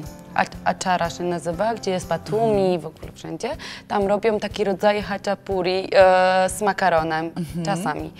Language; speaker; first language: Polish; non-native, learner; Georgian